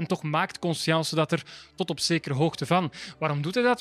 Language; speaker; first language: Dutch; native; Dutch